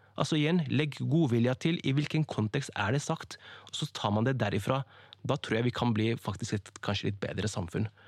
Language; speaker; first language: Norwegian; early bilingual, other home language; Kurdish